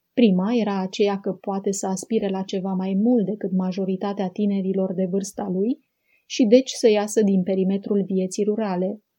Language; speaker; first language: Romanian; native; Romanian